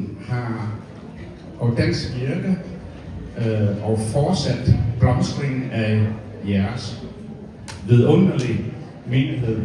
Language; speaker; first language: Danish; early bilingual, other home language; Vietnamese